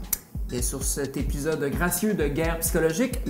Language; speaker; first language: French; native; French